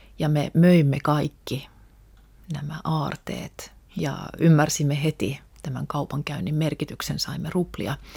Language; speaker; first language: Finnish; non-native, local second language; Russian